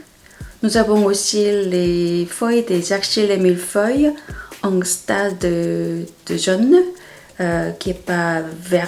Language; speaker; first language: French; non-native, fluent; Korean